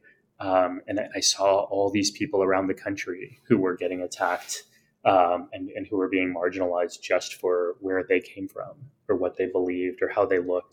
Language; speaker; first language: English; native; English